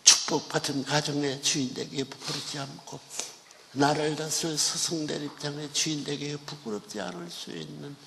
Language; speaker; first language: Korean; native; Korean